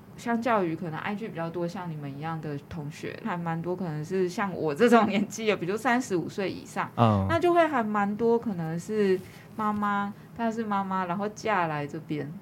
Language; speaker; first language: Chinese; native; Chinese